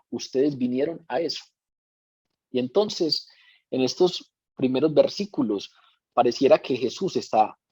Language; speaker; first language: Spanish; native; Spanish